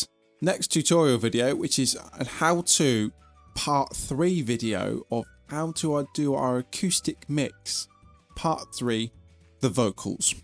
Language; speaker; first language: English; native; English